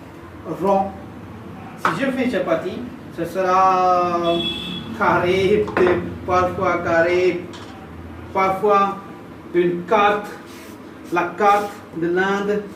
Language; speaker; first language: French; non-native, fluent; Hindi